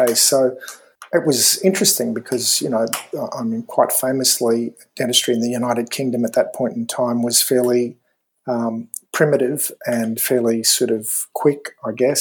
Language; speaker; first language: English; native; English